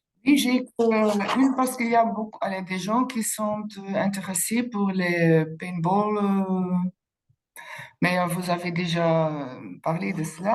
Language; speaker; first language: French; non-native, local second language; Dutch